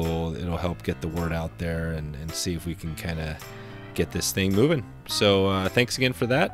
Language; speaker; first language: English; native; English